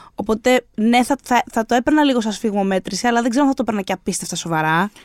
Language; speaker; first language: Greek; native; Greek